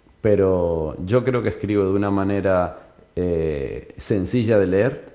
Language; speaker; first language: Spanish; native; Spanish